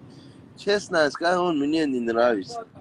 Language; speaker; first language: Russian; non-native, learner; Persian